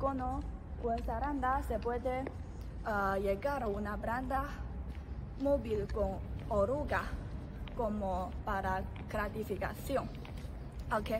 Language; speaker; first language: Spanish; non-native, learner; Chinese